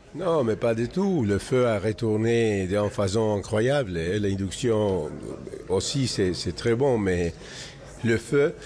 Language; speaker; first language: French; non-native, fluent; Spanish